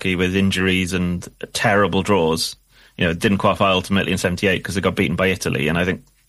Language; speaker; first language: English; native; English